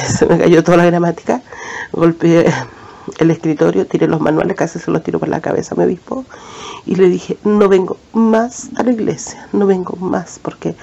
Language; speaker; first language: Spanish; native; Spanish